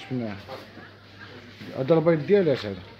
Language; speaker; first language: Arabic; native; Arabic